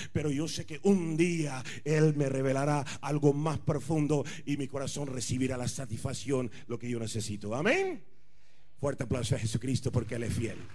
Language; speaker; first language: Spanish; non-native, fluent; Punjabi